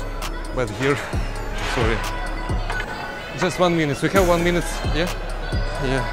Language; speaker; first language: English; non-native, learner; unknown